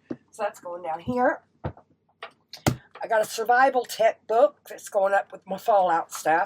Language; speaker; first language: English; native; English